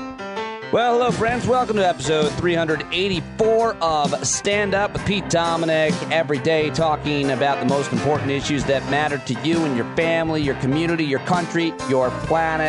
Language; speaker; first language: English; native; English